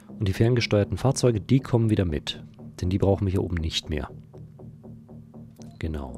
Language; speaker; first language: German; native; German